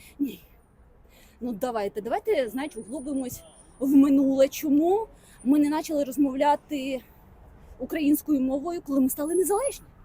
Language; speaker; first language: Ukrainian; non-native, local second language; Russian